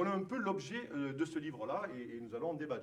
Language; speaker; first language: French; native; French